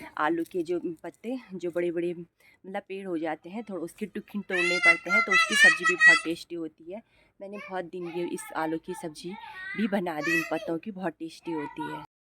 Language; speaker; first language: Hindi; non-native, local second language; Garhwali